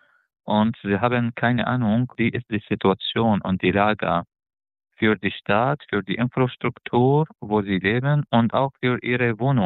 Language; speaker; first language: German; non-native, fluent; Arabic